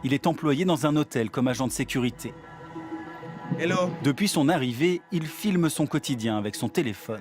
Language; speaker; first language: French; native; French